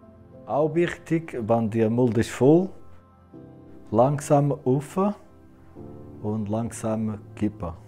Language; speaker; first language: German; non-native, learner; Portuguese